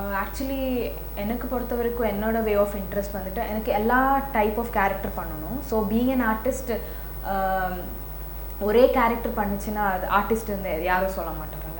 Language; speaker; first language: Tamil; non-native, learner; Kannada